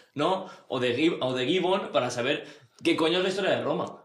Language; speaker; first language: Spanish; non-native, local second language; Catalan